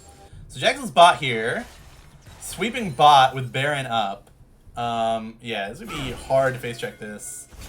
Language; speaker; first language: English; native; English